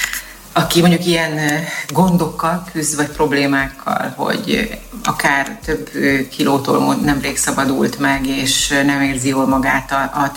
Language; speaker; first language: Hungarian; native; Hungarian